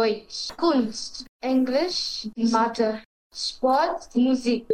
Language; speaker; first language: German; non-native, learner; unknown